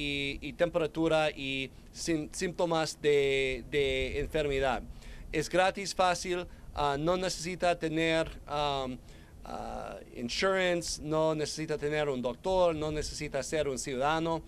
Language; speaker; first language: Spanish; non-native, fluent; English